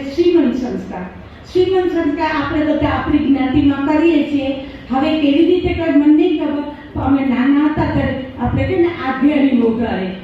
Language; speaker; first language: Gujarati; non-native, local second language; Kachhi